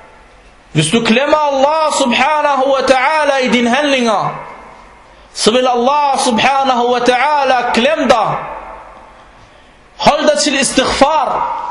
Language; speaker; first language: Danish; non-native, fluent; Arabic